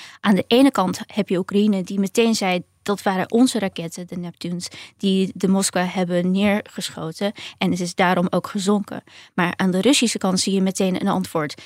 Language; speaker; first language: Dutch; early bilingual, other home language; Ukrainian